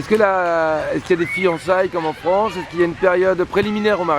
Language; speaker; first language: French; native; French